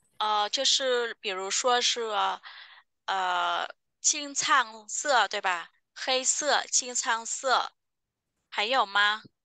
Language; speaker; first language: Chinese; non-native, fluent; Vietnamese